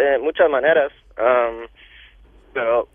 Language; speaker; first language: Spanish; non-native, local second language; English